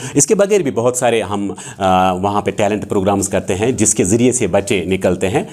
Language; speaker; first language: Urdu; non-native, local second language; Kashmiri